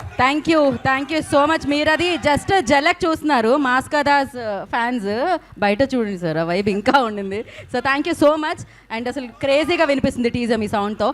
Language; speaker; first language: Telugu; native; Telugu